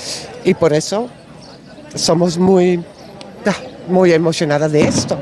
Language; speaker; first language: Spanish; non-native, learner; Dutch